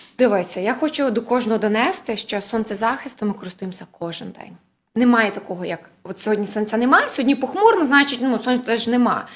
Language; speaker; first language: Ukrainian; native; Ukrainian